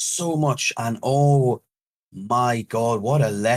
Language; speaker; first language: English; native; English